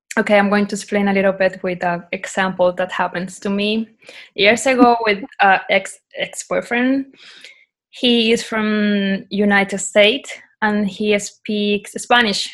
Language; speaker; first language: English; non-native, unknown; Spanish